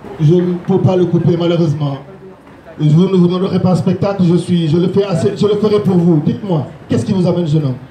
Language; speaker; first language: French; non-native, local second language; Wolof